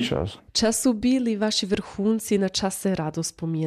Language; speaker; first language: Serbian; native; Serbian